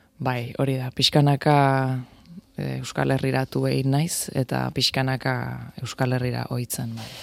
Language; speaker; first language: Basque; native; Basque